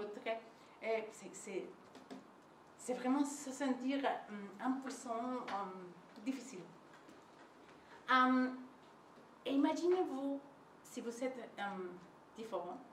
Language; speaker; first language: French; non-native, learner; Spanish